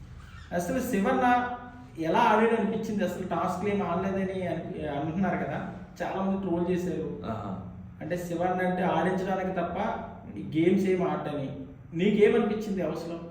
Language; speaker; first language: Telugu; native; Telugu